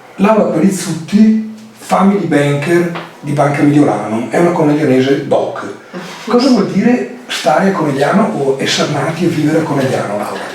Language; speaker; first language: Italian; native; Italian